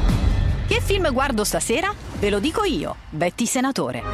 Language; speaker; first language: Italian; native; Italian